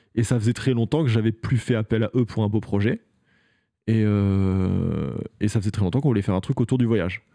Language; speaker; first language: French; native; French